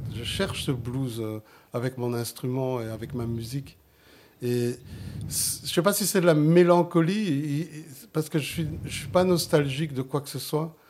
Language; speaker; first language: French; non-native, fluent; Sicilian